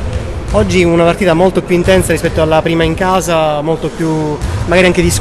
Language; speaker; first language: Italian; native; Italian